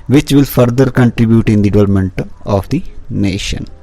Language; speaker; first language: English; non-native, local second language; Punjabi